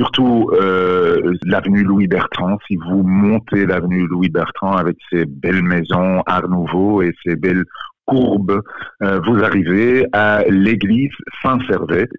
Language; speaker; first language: French; non-native, local second language; Dutch